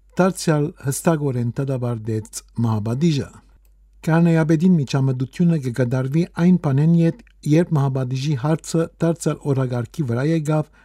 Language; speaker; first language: Armenian; early bilingual, heritage; Armenian